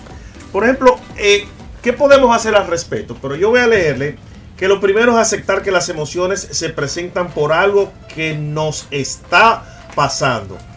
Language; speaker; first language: Spanish; native; Spanish